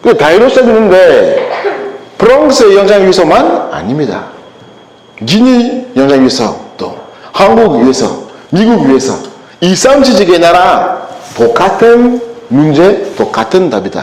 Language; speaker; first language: Korean; non-native, learner; French